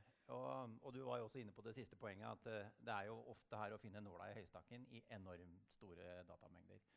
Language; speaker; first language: Norwegian; native; Norwegian